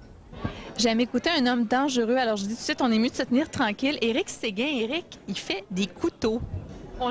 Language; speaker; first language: French; native; French